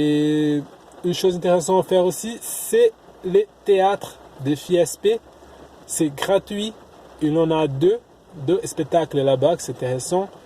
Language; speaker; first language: French; non-native, fluent; Portuguese